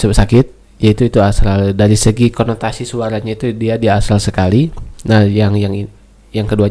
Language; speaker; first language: Indonesian; native; Indonesian